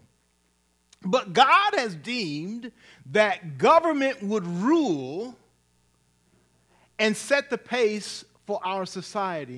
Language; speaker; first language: English; native; English